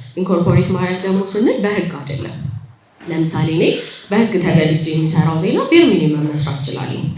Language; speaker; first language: Amharic; native; Amharic